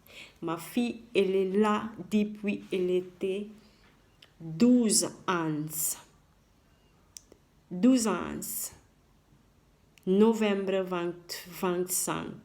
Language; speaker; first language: French; non-native, learner; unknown